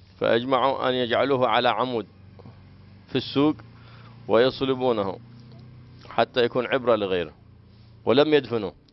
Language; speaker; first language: Arabic; native; Arabic